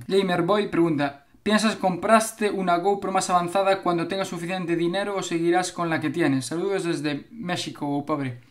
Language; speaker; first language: Spanish; native; Spanish